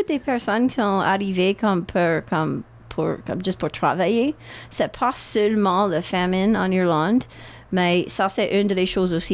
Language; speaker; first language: French; non-native, local second language; English